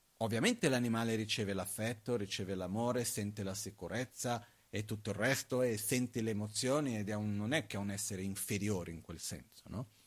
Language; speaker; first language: Italian; non-native, fluent; Portuguese